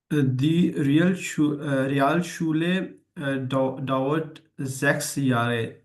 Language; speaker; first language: German; non-native, learner; Urdu